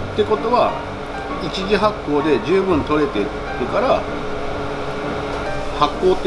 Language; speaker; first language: Japanese; native; Japanese